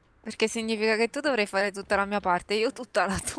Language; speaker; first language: Italian; native; Italian